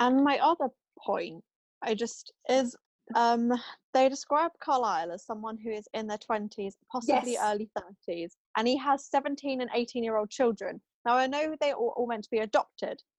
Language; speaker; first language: English; non-native, fluent; German